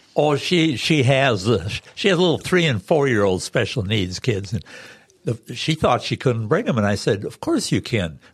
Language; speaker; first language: English; native; English